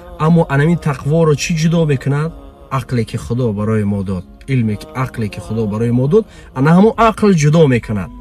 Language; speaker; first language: Persian; native; Persian